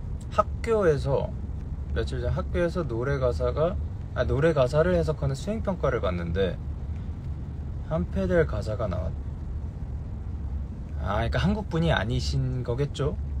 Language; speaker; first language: Korean; early bilingual, heritage; Korean